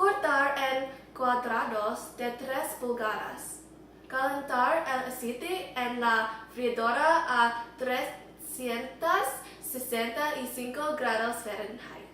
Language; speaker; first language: Spanish; non-native, learner; English